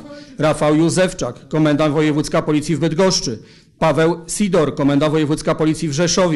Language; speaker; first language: Polish; native; Polish